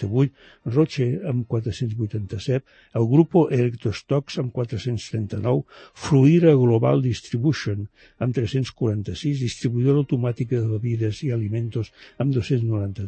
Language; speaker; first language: Catalan; native; Catalan